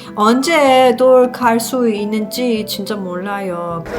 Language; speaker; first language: Korean; non-native, learner; Persian